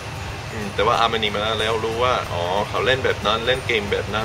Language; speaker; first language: Thai; non-native, fluent; Dutch